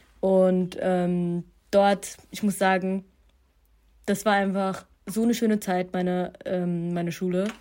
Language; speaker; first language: German; early bilingual, other home language; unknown